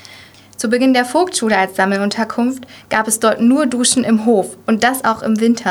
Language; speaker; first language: German; native; German